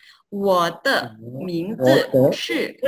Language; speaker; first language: Chinese; non-native, fluent; Indonesian